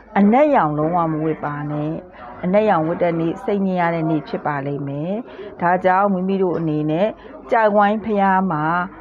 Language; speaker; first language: Burmese; native; Burmese